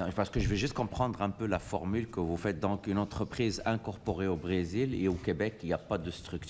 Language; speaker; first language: French; native; French